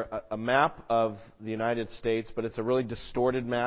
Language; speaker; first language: English; native; English